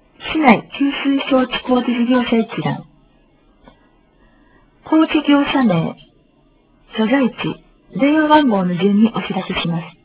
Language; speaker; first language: Japanese; native; Japanese